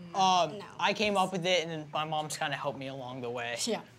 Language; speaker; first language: English; native; English